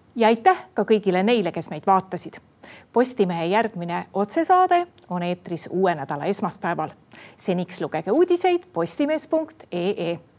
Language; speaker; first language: Estonian; native; Estonian